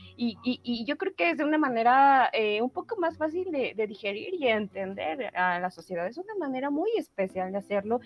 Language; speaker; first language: Spanish; native; Spanish